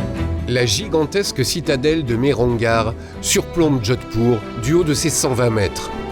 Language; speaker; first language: French; native; French